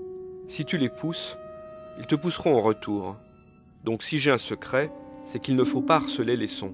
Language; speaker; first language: French; native; French